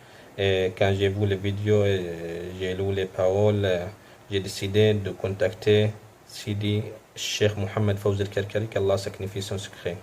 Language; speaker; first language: French; non-native, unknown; Arabic